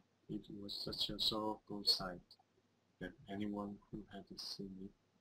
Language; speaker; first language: English; non-native, learner; Korean